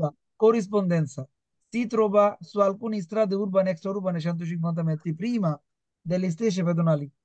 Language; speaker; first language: Italian; non-native, learner; Bangla